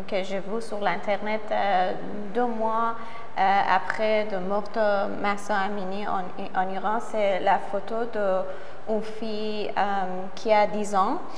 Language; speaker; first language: French; non-native, learner; Persian